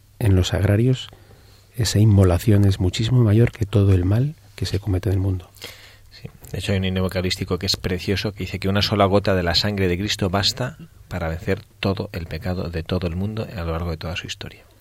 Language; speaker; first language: Spanish; native; Spanish